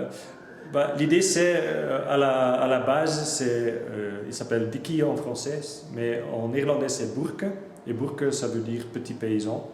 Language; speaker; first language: French; non-native, local second language; Dutch